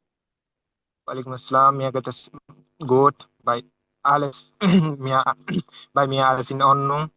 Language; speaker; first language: German; non-native, learner; Bangla